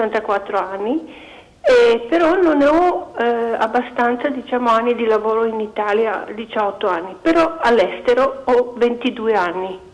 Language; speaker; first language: Italian; non-native, learner; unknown